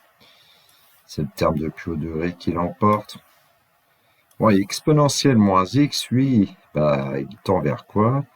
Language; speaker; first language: French; native; French